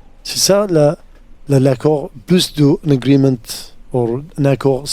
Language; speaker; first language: French; non-native, fluent; Arabic